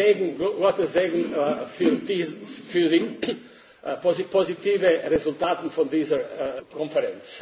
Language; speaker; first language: German; non-native, fluent; Serbian